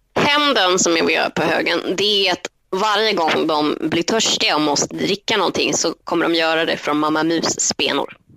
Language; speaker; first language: Swedish; early bilingual, other home language; Spanish